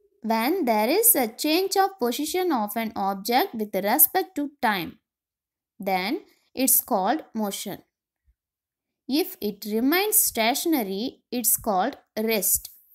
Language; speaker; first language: English; non-native, local second language; Tamil